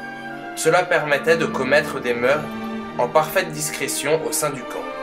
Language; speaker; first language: French; native; French